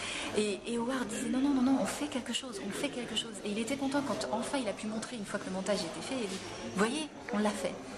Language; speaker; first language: French; native; French